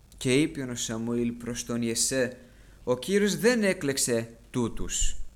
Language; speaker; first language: Greek; early bilingual, heritage; Greek